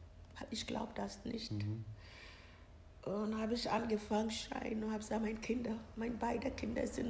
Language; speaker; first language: German; non-native, learner; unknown